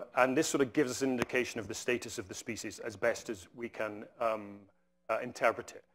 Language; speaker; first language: English; native; English